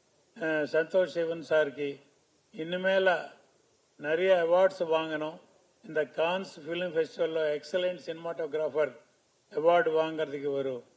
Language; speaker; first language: Tamil; non-native, learner; Telugu